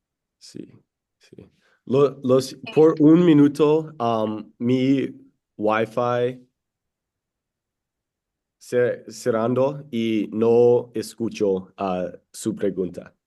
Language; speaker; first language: Spanish; non-native, learner; English